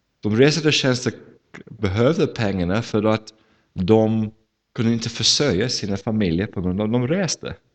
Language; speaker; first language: Swedish; non-native, fluent; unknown